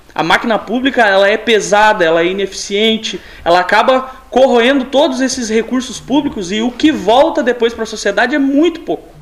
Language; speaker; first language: Portuguese; native; Portuguese